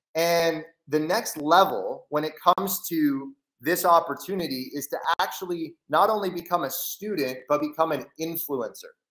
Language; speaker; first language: English; native; English